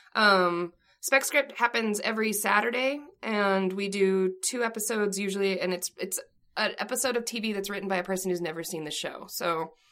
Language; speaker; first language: English; native; English